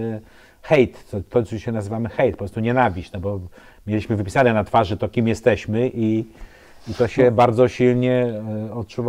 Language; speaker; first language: Polish; native; Polish